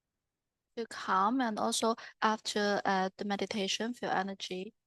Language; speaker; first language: English; non-native, learner; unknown